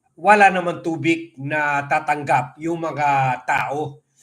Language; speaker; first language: Filipino; native; Filipino